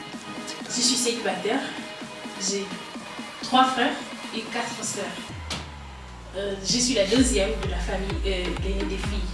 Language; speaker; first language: French; non-native, local second language; Lingala